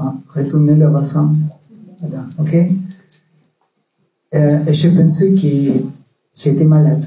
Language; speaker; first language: French; non-native, learner; Spanish